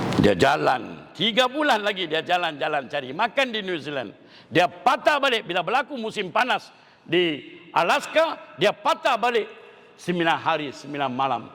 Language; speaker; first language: Malay; non-native, local second language; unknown